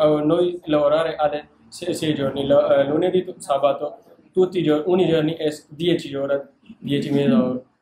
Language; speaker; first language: Italian; non-native, learner; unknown